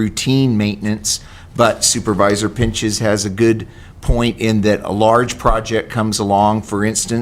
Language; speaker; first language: English; native; English